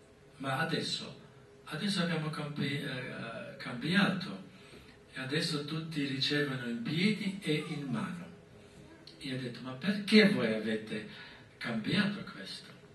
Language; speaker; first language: Italian; non-native, fluent; German